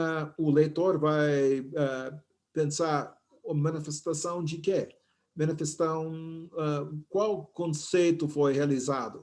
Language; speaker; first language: Portuguese; non-native, fluent; English